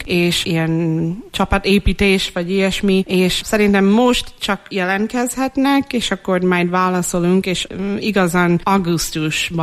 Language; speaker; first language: Hungarian; non-native, fluent; English